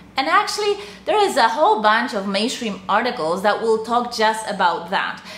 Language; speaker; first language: English; non-native, fluent; Polish